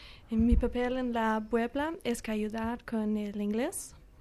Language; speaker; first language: Spanish; non-native, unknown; Danish